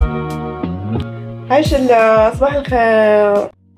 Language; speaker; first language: Arabic; early bilingual, heritage; Arabic